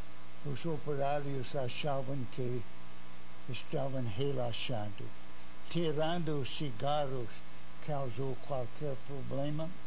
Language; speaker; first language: Portuguese; non-native, fluent; English